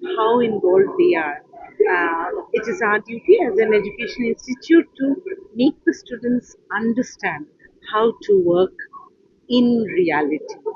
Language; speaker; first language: English; non-native, local second language; Bangla